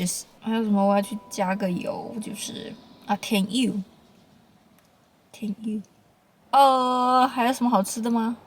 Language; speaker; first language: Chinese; early bilingual, heritage; Chinese